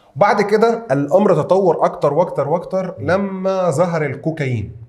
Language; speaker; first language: Egyptian Arabic; native; Egyptian Arabic